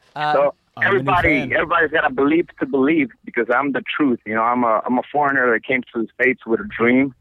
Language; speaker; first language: English; non-native, fluent; Spanish